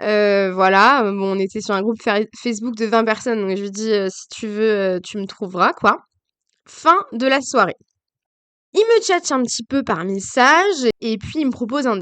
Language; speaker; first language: French; native; French